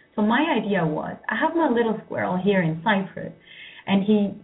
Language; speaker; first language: English; non-native, fluent; Greek